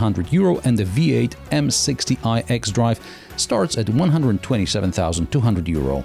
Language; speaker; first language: English; non-native, fluent; Polish